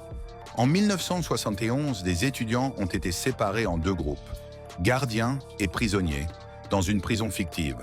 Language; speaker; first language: French; native; French